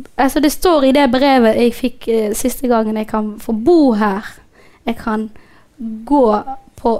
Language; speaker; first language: Norwegian; non-native, fluent; Somali